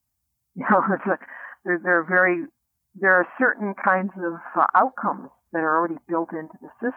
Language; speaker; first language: English; native; English